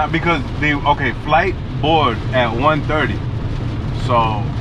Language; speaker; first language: English; native; English